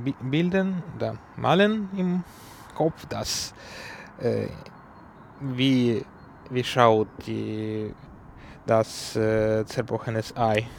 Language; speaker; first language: German; non-native, learner; Ukrainian